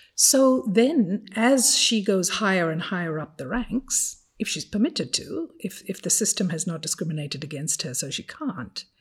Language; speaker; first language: English; non-native, fluent; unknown